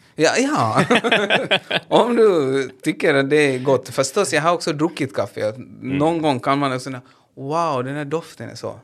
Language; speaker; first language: Swedish; non-native, fluent; Hindi